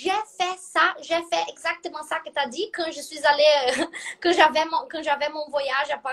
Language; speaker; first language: French; non-native, fluent; Portuguese